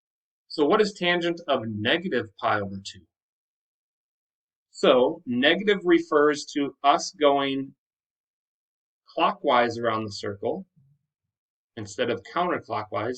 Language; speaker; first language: English; native; English